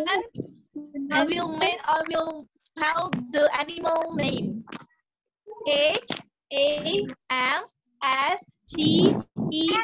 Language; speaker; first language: English; non-native, learner; Indonesian